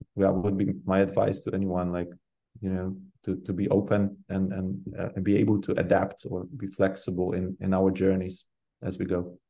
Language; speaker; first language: English; non-native, fluent; Polish